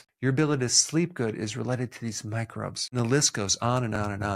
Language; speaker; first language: English; native; English